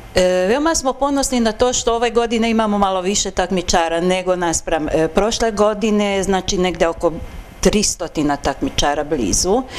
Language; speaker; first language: Bosnian; non-native, local second language; Hungarian